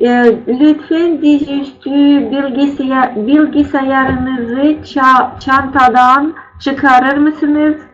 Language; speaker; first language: Turkish; non-native, learner; Russian